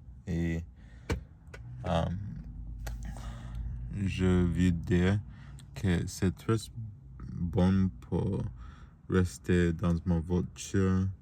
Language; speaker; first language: French; non-native, learner; Spanish